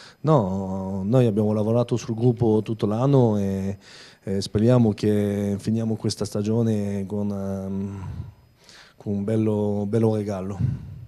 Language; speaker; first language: Italian; non-native, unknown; French